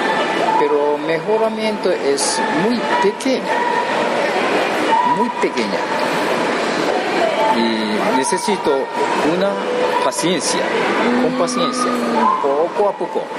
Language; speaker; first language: Spanish; non-native, learner; Japanese